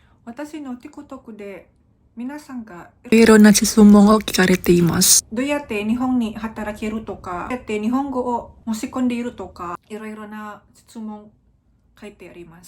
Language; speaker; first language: Japanese; non-native, learner; Indonesian